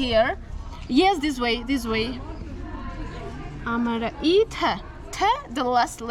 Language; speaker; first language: English; non-native, learner; Armenian